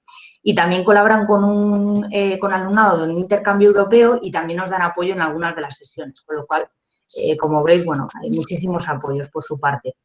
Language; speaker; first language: Spanish; native; Spanish